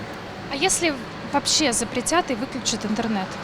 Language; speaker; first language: Russian; native; Russian